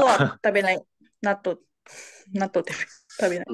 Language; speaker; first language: Japanese; non-native, learner; Indonesian